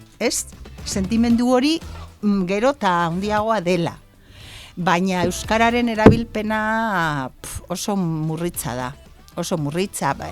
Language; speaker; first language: Basque; non-native, local second language; Spanish